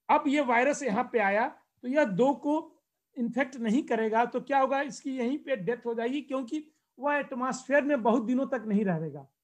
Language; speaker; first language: Hindi; native; Hindi